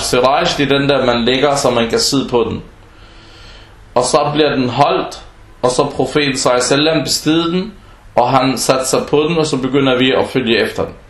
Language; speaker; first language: Danish; non-native, fluent; Arabic